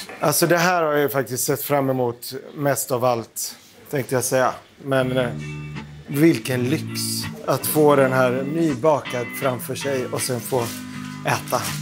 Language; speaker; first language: Swedish; early bilingual, other home language; Arabic